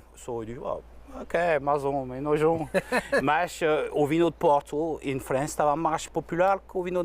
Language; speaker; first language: Portuguese; non-native, learner; French